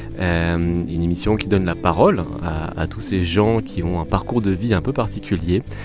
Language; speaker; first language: French; native; French